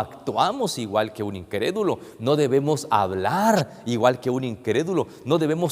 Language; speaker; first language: Spanish; native; Spanish